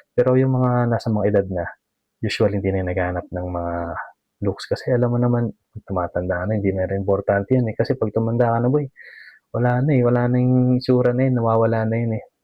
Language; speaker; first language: Filipino; native; Filipino